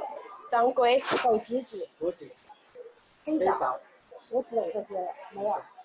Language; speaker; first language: Chinese; native; Chinese